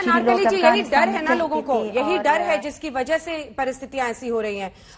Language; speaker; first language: Hindi; native; Hindi